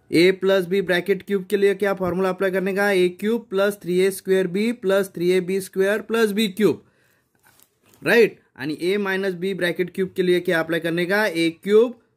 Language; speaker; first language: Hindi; non-native, local second language; Marathi